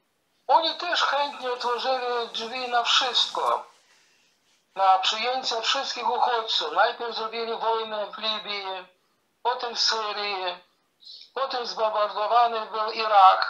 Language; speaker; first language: Polish; early bilingual, heritage; Polish